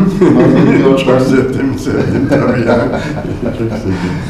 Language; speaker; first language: Turkish; non-native, fluent; German